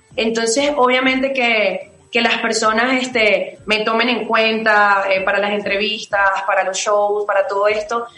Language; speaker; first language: Spanish; native; Spanish